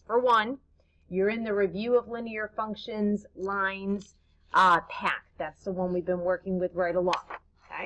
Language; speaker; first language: English; native; English